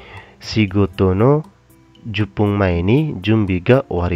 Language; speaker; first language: Japanese; non-native, fluent; Indonesian